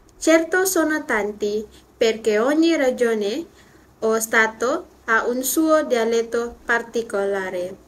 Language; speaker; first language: Italian; non-native, learner; Malay